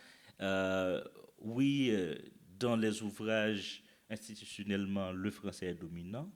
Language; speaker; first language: French; non-native, local second language; Haitian Creole